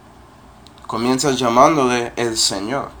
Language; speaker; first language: Spanish; non-native, fluent; English